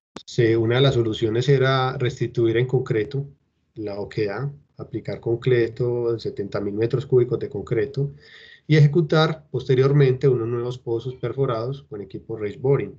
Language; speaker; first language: Spanish; native; Spanish